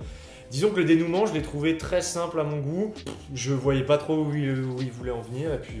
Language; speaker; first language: French; native; French